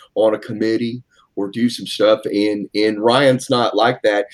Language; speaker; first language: English; native; English